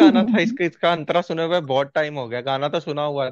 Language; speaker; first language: Hindi; native; Hindi